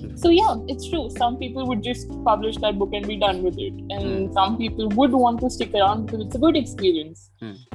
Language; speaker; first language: English; non-native, local second language; Hindi